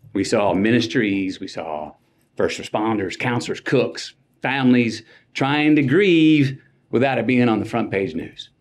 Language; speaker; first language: English; native; English